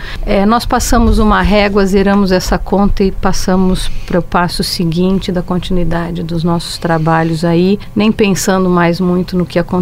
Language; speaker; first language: Portuguese; native; Portuguese